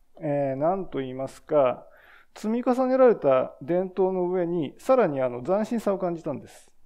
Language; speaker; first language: Japanese; native; Japanese